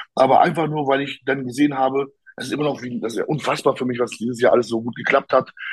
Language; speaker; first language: German; early bilingual, other home language; Polish